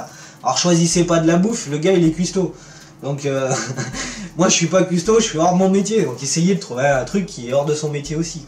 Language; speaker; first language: French; native; French